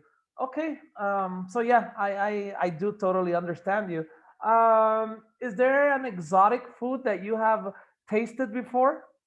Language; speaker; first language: English; non-native, fluent; Spanish